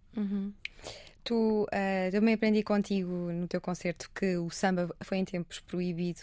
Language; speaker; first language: Portuguese; native; Portuguese